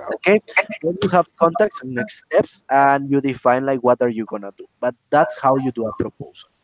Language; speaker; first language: English; non-native, fluent; Spanish